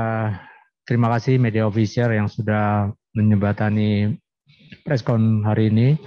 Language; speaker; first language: Indonesian; native; Indonesian